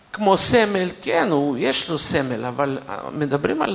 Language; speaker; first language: Hebrew; non-native, fluent; Russian